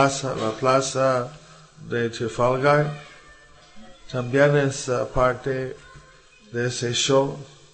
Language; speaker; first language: Spanish; non-native, learner; English